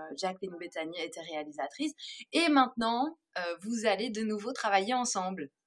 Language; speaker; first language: French; native; French